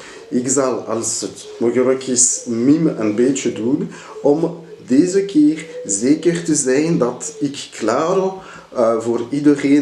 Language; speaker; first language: Dutch; non-native, local second language; French